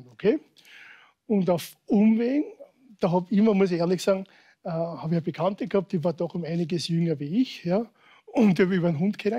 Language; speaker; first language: German; native; German